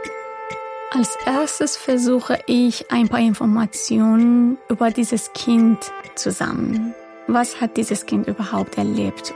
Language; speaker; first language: German; non-native, fluent; Persian